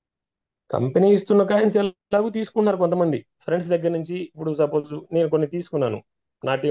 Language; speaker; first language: Telugu; native; Telugu